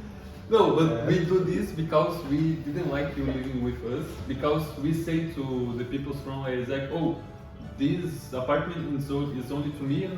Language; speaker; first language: English; non-native, learner; Portuguese